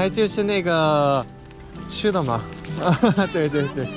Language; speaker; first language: Chinese; non-native, learner; Korean